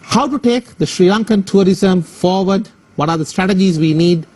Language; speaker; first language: English; non-native, local second language; Sinhala